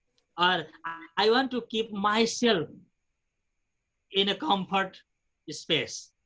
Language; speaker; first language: English; non-native, fluent; Nepali